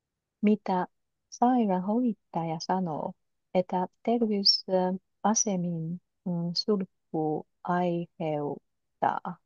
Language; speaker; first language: Finnish; non-native, learner; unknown